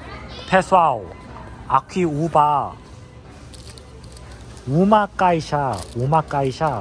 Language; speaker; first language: Portuguese; non-native, learner; Korean